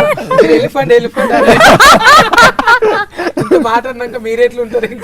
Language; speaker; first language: Telugu; native; Telugu